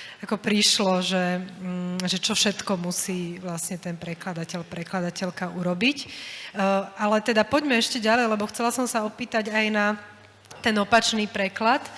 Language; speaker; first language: Slovak; native; Slovak